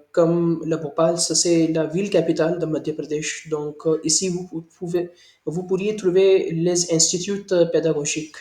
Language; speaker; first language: French; non-native, learner; Hindi